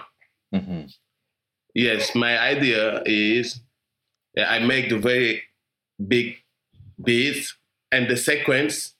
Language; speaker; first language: English; non-native, learner; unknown